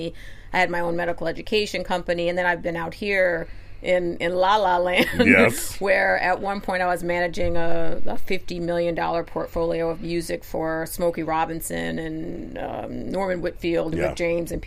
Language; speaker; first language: English; native; English